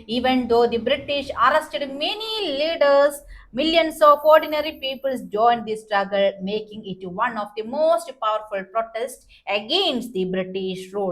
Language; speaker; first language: English; non-native, local second language; Malayalam